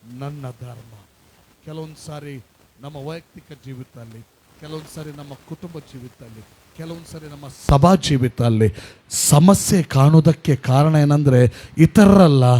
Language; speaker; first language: Kannada; non-native, local second language; Tulu